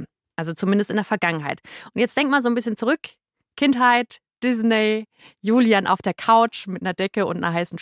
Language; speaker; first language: German; native; German